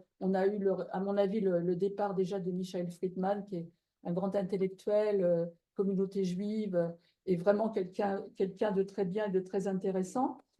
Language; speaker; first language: French; native; French